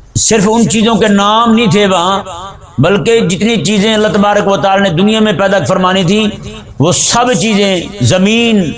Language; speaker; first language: Urdu; non-native, local second language; Punjabi